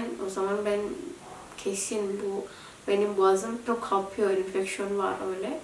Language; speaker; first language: Turkish; non-native, learner; Indonesian